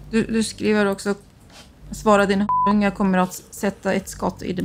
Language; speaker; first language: Swedish; native; Swedish